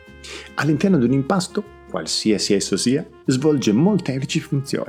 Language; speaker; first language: Italian; native; Italian